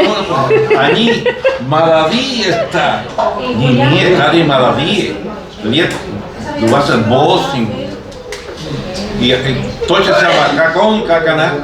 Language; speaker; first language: Russian; non-native, learner; Spanish